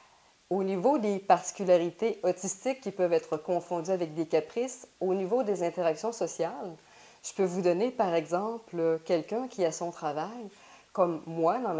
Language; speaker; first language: French; native; French